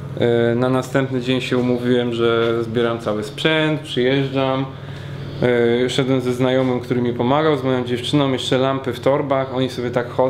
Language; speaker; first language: Polish; native; Polish